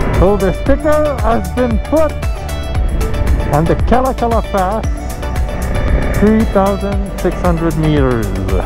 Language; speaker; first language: English; non-native, learner; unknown